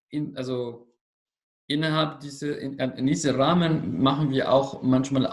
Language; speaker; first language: German; non-native, learner; Spanish